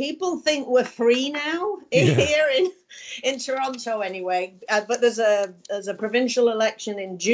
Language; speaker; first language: English; native; English